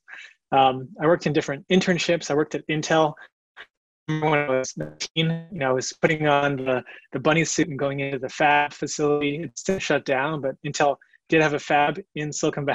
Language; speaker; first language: English; native; English